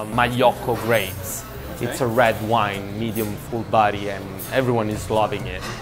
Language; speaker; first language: English; non-native, fluent; Italian